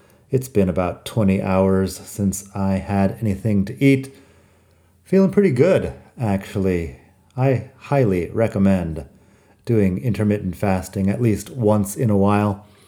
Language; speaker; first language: English; native; English